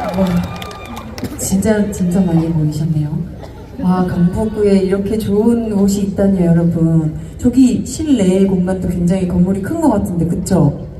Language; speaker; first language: Korean; native; Korean